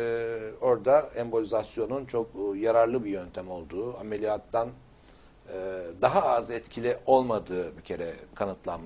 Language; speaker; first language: Turkish; native; Turkish